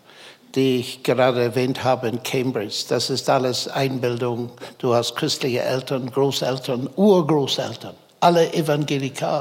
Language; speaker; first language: German; non-native, fluent; English